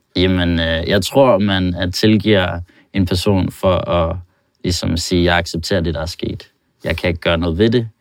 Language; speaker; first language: Danish; non-native, fluent; Norwegian